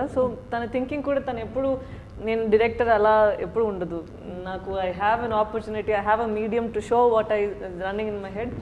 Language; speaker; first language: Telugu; non-native, local second language; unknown